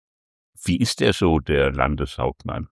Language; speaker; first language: German; native; German